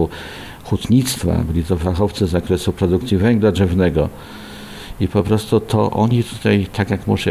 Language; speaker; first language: Polish; native; Polish